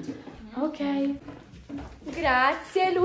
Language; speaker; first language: Italian; native; Italian